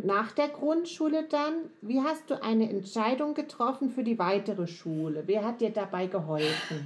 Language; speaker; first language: German; non-native, fluent; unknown